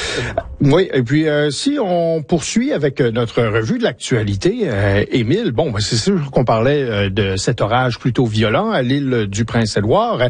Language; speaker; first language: French; native; French